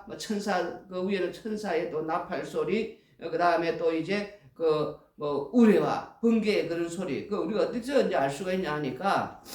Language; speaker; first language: Korean; native; Korean